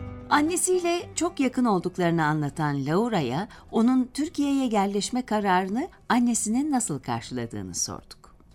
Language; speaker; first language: Turkish; native; Turkish